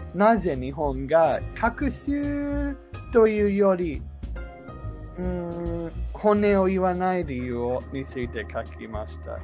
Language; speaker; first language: Japanese; non-native, fluent; English